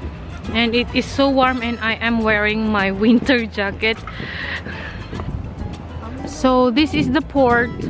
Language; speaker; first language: English; non-native, local second language; Filipino